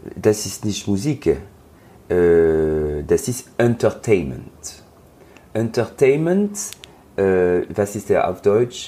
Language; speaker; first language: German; non-native, learner; French